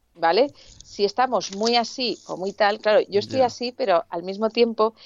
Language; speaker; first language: Spanish; native; Spanish